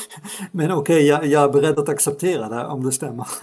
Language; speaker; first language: Swedish; non-native, fluent; Dutch